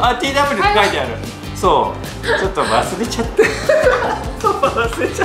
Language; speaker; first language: Japanese; native; Japanese